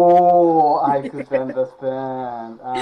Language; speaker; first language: English; non-native, learner; Japanese